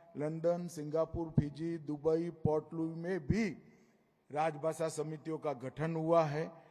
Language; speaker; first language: Hindi; non-native, local second language; Gujarati